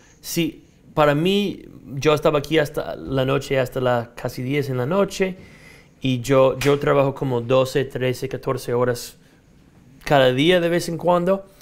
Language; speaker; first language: Spanish; non-native, fluent; English